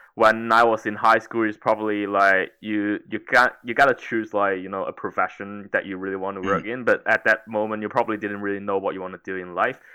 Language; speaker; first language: English; non-native, local second language; Cantonese